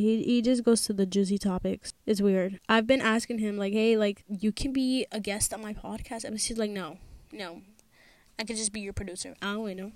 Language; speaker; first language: English; early bilingual, other home language; Spanish